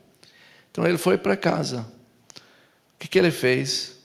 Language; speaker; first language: Portuguese; non-native, fluent; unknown